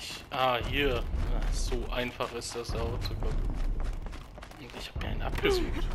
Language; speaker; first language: German; native; German